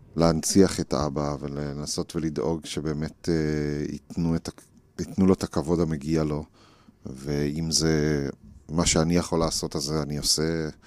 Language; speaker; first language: Hebrew; native; Hebrew